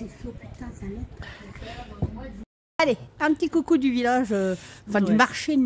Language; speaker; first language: French; native; French